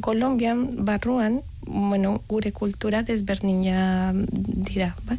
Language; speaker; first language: Basque; non-native, learner; Spanish